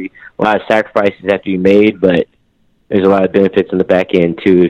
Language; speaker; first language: English; native; English